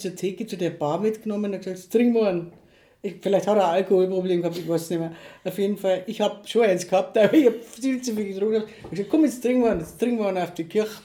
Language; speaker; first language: German; native; German